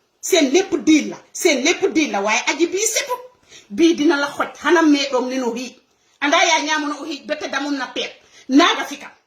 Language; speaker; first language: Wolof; non-native, local second language; Serer